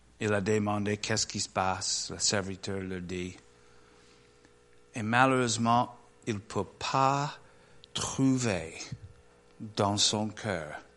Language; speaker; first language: French; non-native, learner; English